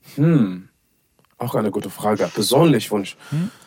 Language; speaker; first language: German; non-native, learner; English